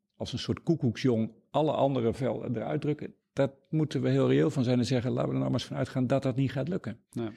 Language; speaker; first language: Dutch; native; Dutch